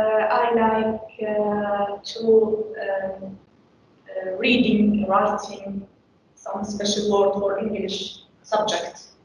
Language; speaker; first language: English; non-native, learner; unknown